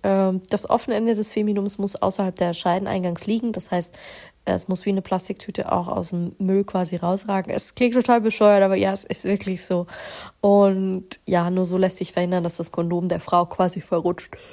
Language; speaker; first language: German; native; German